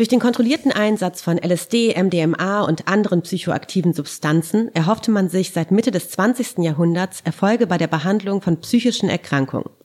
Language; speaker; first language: German; native; German